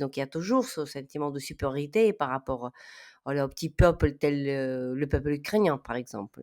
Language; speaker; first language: French; non-native, fluent; Ukrainian